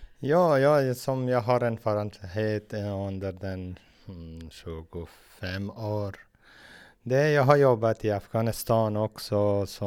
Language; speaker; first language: Swedish; non-native, learner; Persian